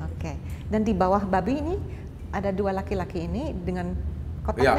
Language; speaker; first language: Indonesian; non-native, fluent; English